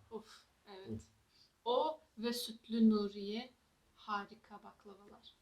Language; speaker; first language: Turkish; native; Turkish